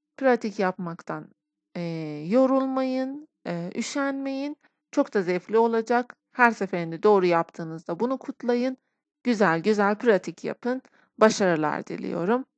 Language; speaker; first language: Turkish; non-native, fluent; Persian